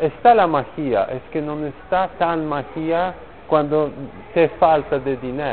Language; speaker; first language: Spanish; non-native, learner; Polish